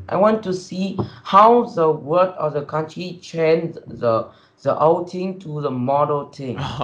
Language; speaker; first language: English; non-native, learner; Vietnamese